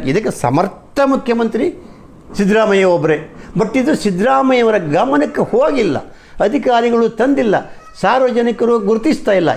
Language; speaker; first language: Kannada; native; Kannada